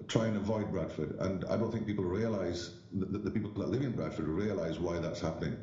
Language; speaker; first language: English; native; English